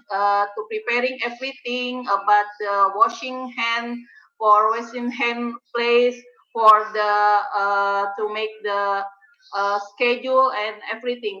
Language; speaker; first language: English; non-native, learner; Indonesian